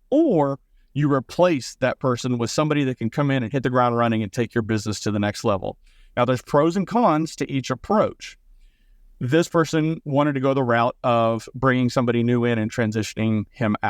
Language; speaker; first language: English; native; English